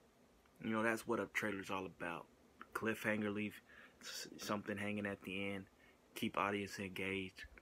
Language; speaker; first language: English; native; English